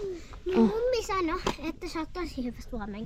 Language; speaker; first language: Finnish; early bilingual, other home language; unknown